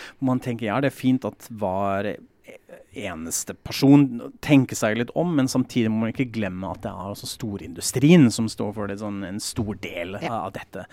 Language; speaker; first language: Norwegian; non-native, fluent; German